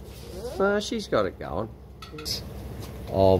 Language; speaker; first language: English; native; English